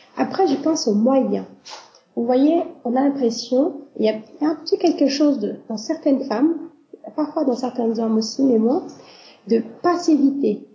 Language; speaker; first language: French; non-native, fluent; Portuguese